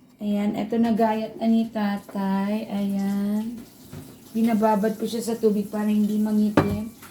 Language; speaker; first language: Filipino; non-native, local second language; Bikol